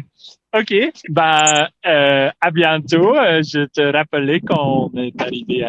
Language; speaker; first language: French; non-native, local second language; Dutch